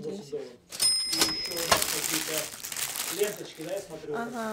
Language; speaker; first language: Russian; native; Russian